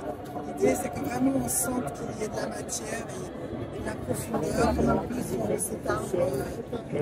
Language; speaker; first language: French; native; French